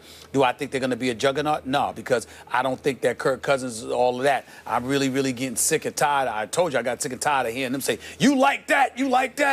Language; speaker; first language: English; native; English